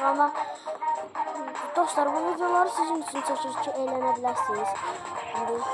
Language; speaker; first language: Turkish; non-native, learner; Azerbaijani